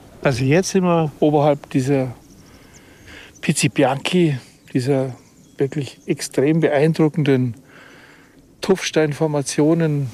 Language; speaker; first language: German; native; German